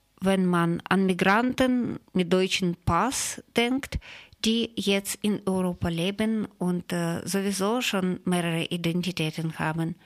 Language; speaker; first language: German; non-native, fluent; Russian